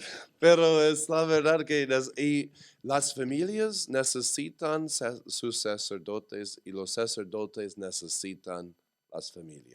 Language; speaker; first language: Spanish; non-native, learner; English